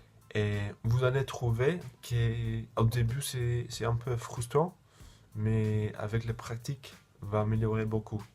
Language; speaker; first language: French; non-native, fluent; English